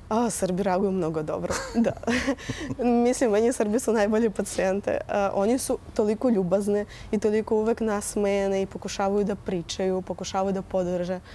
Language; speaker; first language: Croatian; non-native, fluent; Russian